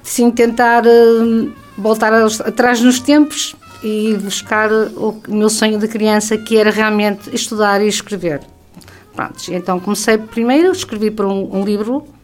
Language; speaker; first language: Portuguese; native; Portuguese